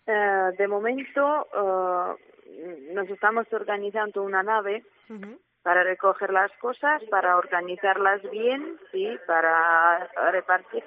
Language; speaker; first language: Spanish; non-native, fluent; Ukrainian